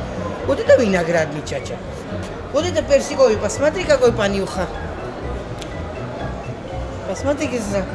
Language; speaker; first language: Russian; non-native, local second language; Georgian